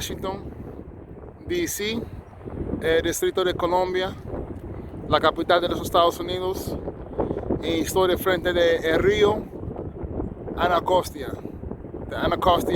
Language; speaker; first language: Spanish; non-native, learner; English